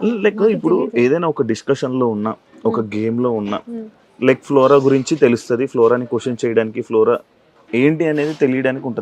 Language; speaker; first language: Telugu; native; Telugu